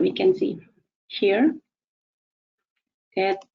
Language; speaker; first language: English; non-native, fluent; Indonesian